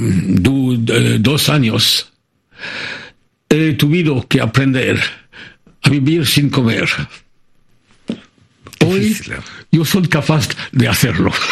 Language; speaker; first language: Spanish; non-native, fluent; French